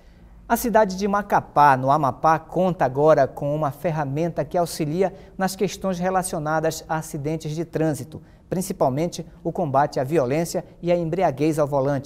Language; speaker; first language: Portuguese; native; Portuguese